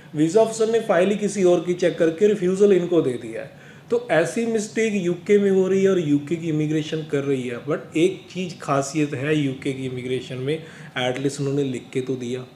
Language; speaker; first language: Hindi; non-native, local second language; Punjabi